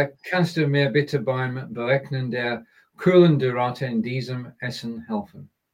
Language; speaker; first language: German; non-native, learner; English